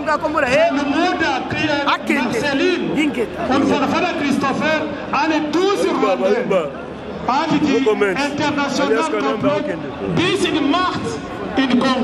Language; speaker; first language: German; non-native, learner; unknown